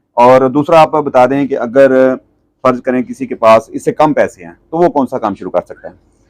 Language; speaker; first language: Urdu; non-native, local second language; Punjabi